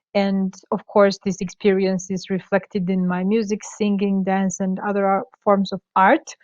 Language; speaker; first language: English; non-native, fluent; Georgian